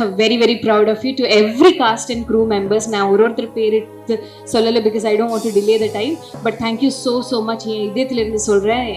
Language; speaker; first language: Tamil; non-native, fluent; Malayalam